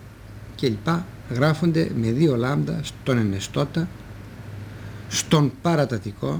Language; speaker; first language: Greek; native; Greek